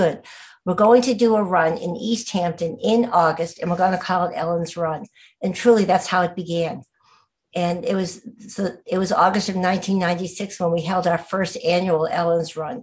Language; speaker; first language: English; native; English